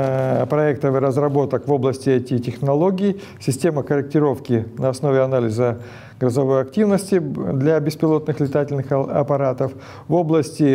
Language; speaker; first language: Russian; native; Russian